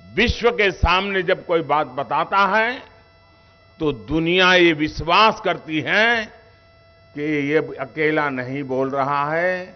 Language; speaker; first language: Hindi; non-native, local second language; Gujarati